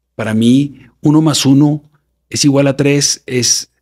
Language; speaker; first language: Spanish; native; Spanish